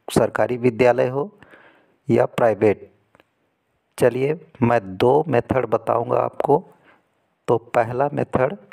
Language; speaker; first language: Hindi; native; Hindi